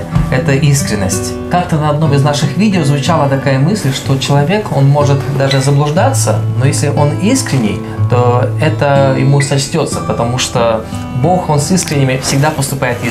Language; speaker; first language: Russian; native; Russian